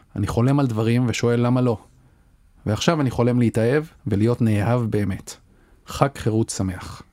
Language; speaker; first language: Hebrew; native; Hebrew